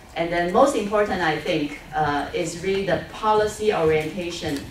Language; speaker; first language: English; non-native, fluent; Chinese